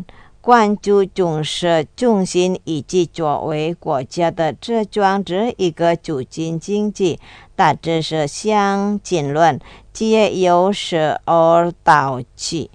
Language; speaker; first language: Chinese; non-native, fluent; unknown